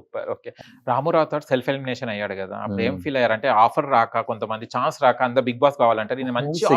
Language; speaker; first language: Telugu; native; Telugu